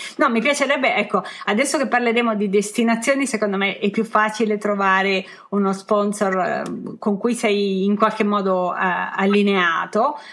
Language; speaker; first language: Italian; native; Italian